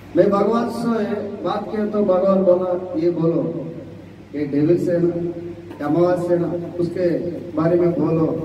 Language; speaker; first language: Hindi; non-native, local second language; Telugu